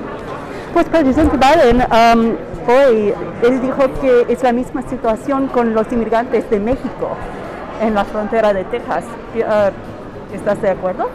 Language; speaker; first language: Spanish; non-native, learner; English